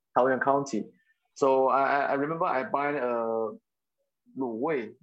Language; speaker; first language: English; non-native, local second language; Chinese